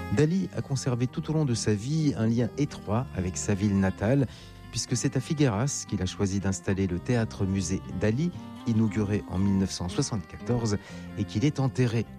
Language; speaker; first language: French; native; French